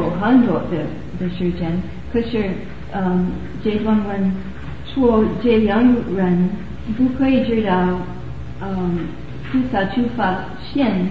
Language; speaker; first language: Chinese; non-native, learner; English